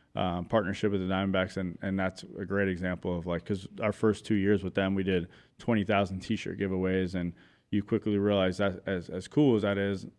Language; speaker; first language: English; native; English